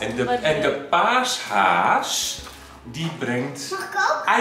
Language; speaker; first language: Dutch; native; Dutch